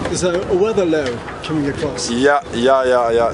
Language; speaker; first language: English; non-native, learner; French